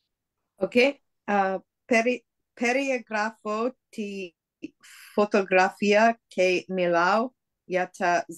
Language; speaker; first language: Greek; non-native, learner; English